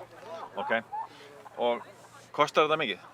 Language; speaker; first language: Icelandic; native; Icelandic